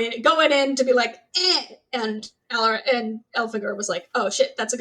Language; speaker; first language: English; native; English